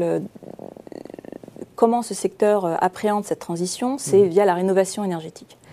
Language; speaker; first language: French; native; French